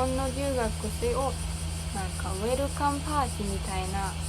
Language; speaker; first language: Japanese; non-native, learner; German